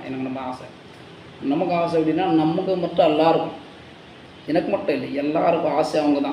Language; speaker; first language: Tamil; non-native, learner; Hindi